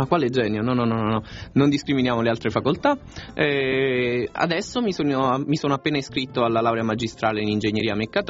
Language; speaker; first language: Italian; native; Italian